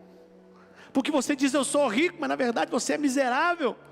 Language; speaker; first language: Portuguese; native; Portuguese